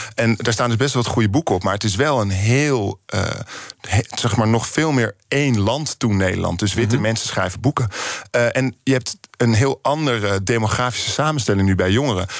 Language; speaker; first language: Dutch; native; Dutch